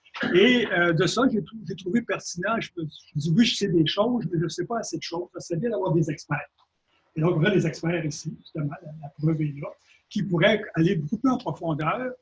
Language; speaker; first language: French; native; French